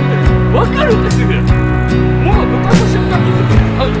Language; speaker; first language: Japanese; native; Japanese